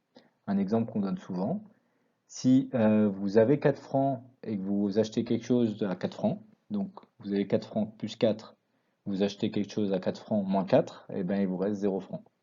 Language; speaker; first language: French; native; French